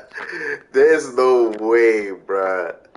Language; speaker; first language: English; native; English